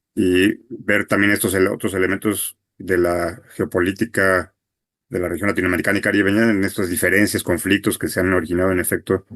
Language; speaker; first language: Spanish; native; Spanish